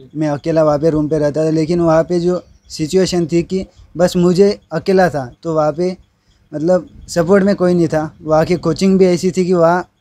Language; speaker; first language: Hindi; non-native, local second language; Marathi